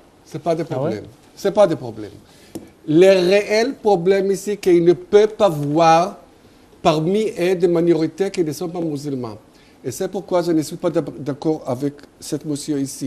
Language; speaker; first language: French; non-native, fluent; Hebrew